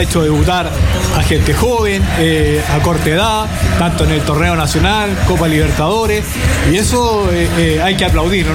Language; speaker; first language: Spanish; native; Spanish